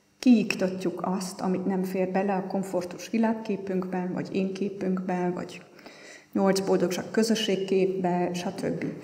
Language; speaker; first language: Hungarian; non-native, fluent; German